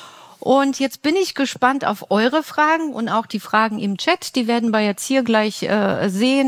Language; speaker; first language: German; native; German